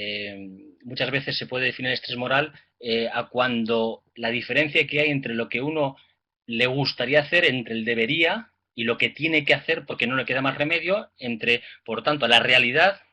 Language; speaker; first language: Spanish; native; Spanish